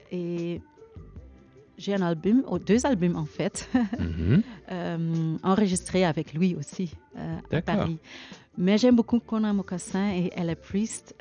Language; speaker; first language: French; non-native, learner; Dutch